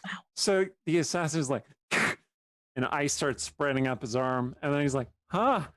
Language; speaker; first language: English; native; English